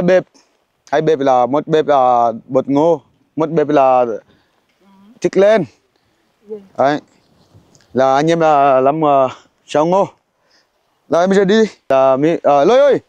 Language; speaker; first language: Vietnamese; non-native, learner; Portuguese